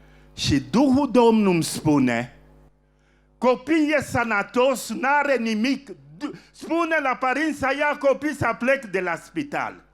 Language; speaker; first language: Romanian; non-native, fluent; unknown